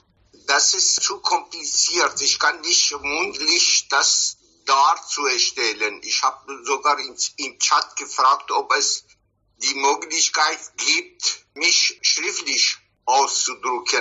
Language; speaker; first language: German; non-native, fluent; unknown